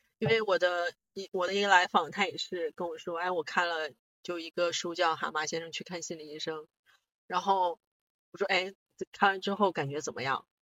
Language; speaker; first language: Chinese; non-native, local second language; Korean